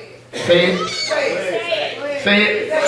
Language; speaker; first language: English; native; English